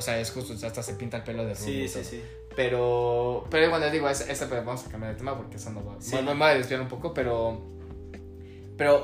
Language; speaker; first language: Spanish; native; Spanish